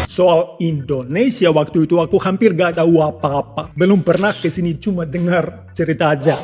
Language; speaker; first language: Indonesian; non-native, fluent; Russian